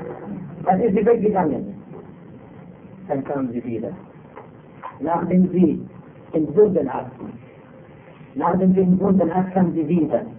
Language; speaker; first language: German; non-native, fluent; Arabic